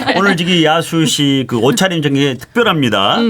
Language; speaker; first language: Korean; native; Korean